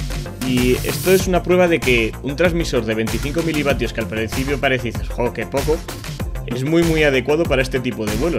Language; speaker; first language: Spanish; native; Spanish